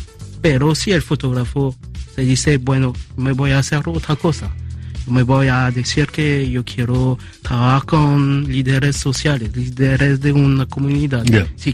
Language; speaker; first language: Spanish; early bilingual, heritage; Spanish